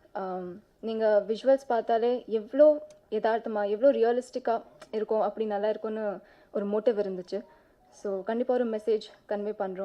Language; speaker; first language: Tamil; non-native, fluent; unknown